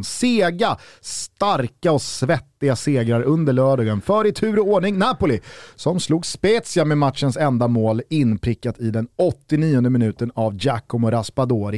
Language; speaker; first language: Swedish; native; Swedish